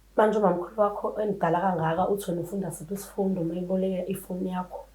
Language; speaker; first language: Zulu; native; Zulu